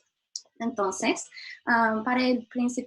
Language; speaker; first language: Spanish; non-native, learner; English